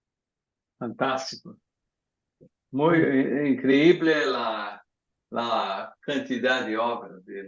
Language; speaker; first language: Spanish; non-native, fluent; Portuguese